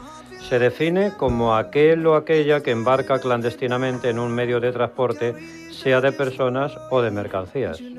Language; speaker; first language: Spanish; native; Spanish